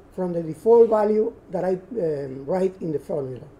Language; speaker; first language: English; non-native, learner; Spanish